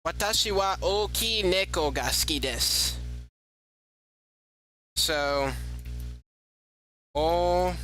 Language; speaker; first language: Japanese; non-native, learner; English